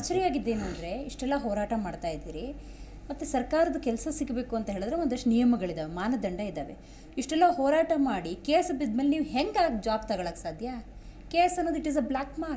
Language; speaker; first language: Kannada; native; Kannada